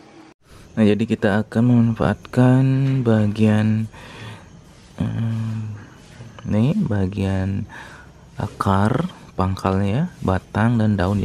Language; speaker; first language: Indonesian; native; Indonesian